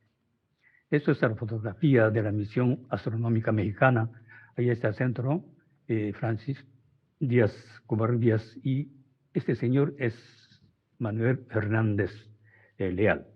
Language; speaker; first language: Spanish; non-native, fluent; Japanese